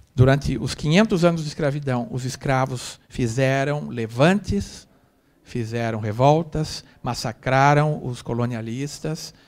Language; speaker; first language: Portuguese; native; Portuguese